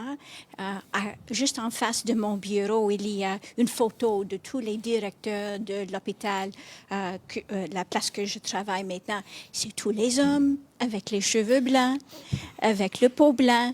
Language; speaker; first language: French; non-native, fluent; English